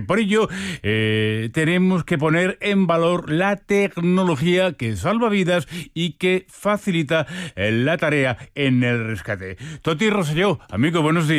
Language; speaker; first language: Spanish; native; Spanish